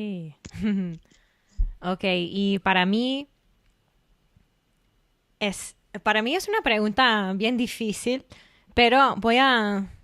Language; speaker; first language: Spanish; non-native, fluent; English